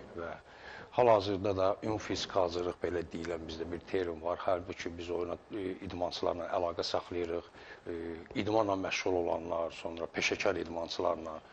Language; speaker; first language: Azerbaijani; native; Azerbaijani